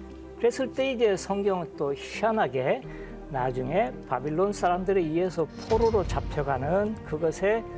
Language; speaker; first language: Korean; native; Korean